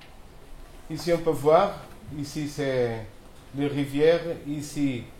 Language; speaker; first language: French; non-native, fluent; Portuguese